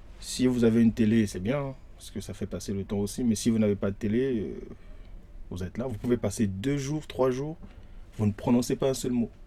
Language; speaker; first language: French; non-native, local second language; Lingala